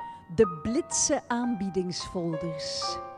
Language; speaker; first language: Dutch; native; Dutch